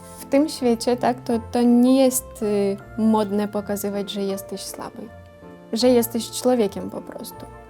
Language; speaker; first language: Polish; non-native, fluent; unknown